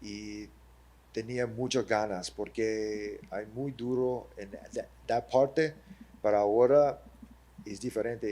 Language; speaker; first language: Spanish; early bilingual, heritage; English